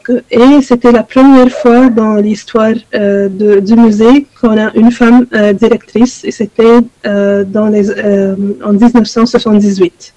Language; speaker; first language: French; non-native, fluent; Arabic